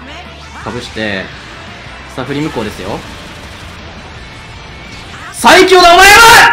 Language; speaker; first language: Japanese; native; Japanese